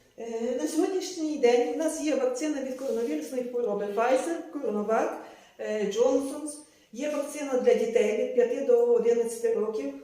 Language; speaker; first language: Ukrainian; native; Ukrainian